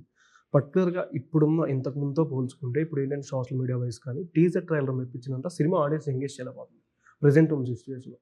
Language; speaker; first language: Telugu; native; Telugu